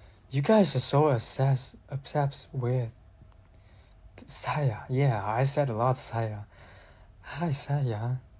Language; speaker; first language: English; non-native, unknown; Chinese